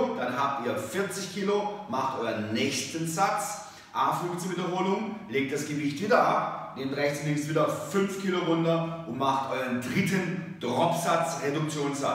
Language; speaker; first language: German; native; German